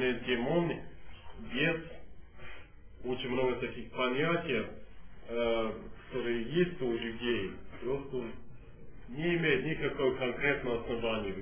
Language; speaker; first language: Russian; non-native, fluent; English